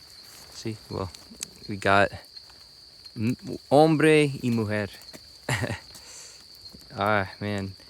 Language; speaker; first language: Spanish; non-native, learner; English